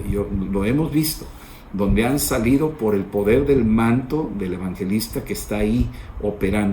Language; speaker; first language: Spanish; native; Spanish